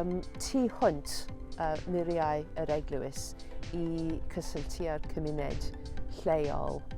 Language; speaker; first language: Welsh; non-native, fluent; English